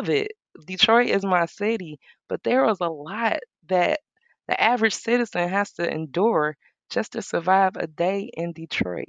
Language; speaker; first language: English; native; English